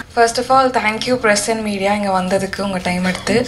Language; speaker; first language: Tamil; non-native, learner; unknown